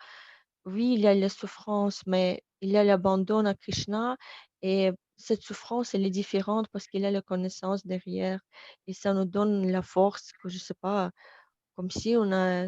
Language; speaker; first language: French; non-native, fluent; Russian